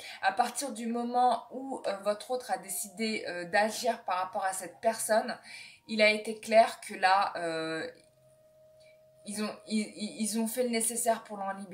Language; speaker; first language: French; native; French